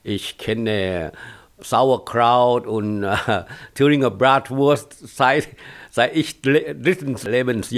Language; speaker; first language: German; non-native, fluent; Thai